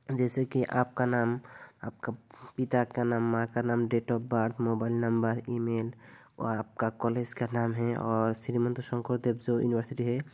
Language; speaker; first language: Hindi; non-native, local second language; Bangla